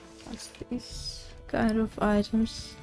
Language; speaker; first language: English; non-native, learner; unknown